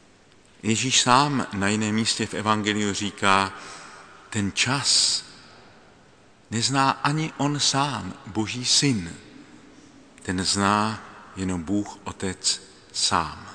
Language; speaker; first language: Czech; native; Czech